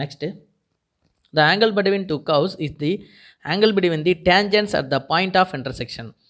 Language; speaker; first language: English; non-native, local second language; Tamil